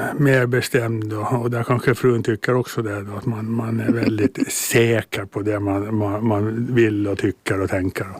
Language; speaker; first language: Swedish; native; Swedish